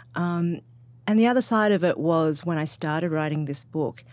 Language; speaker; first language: English; native; English